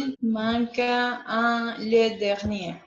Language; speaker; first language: French; non-native, learner; Spanish